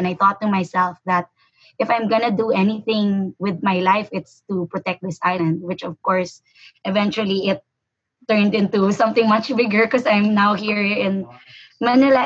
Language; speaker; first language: English; non-native, local second language; Hiligaynon